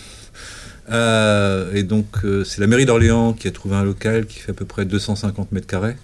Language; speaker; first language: French; native; French